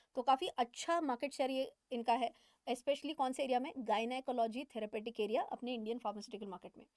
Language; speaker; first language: Hindi; non-native, local second language; Marathi